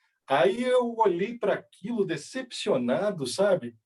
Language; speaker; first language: Portuguese; native; Portuguese